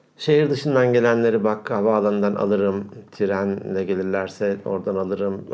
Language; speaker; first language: Turkish; native; Turkish